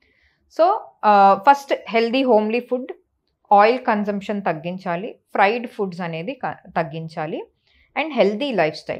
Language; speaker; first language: Telugu; native; Telugu